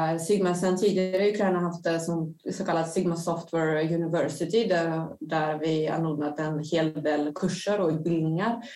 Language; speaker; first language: Swedish; non-native, fluent; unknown